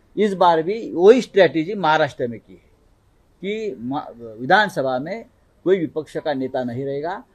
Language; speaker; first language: Hindi; non-native, local second language; Marathi